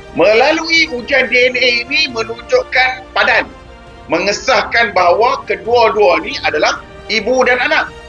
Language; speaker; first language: Malay; native; Malay